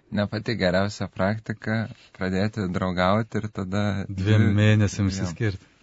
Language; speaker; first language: Lithuanian; native; Lithuanian